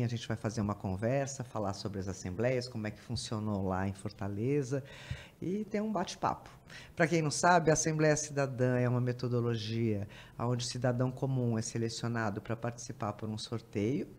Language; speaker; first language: Portuguese; native; Portuguese